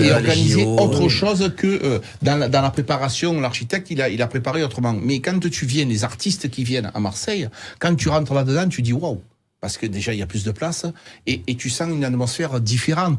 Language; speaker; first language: French; native; French